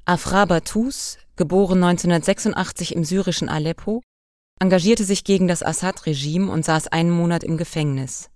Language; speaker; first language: German; native; German